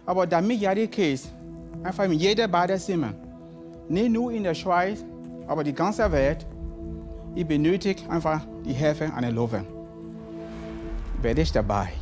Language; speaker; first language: German; non-native, learner; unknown